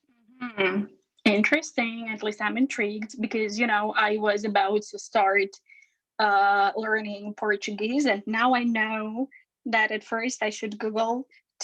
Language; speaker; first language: English; non-native, fluent; Russian